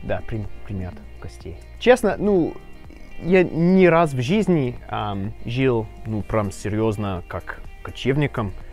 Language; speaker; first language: Russian; non-native, learner; English